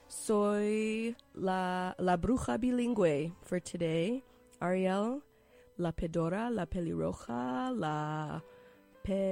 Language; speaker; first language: Spanish; non-native, learner; English